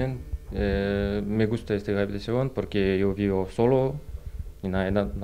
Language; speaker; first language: Spanish; non-native, learner; Russian